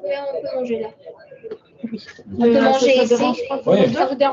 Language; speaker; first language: French; native; French